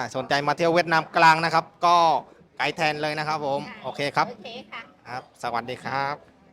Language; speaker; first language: Thai; non-native, fluent; Vietnamese